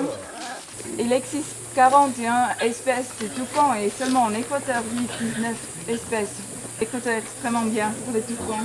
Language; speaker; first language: French; non-native, learner; Spanish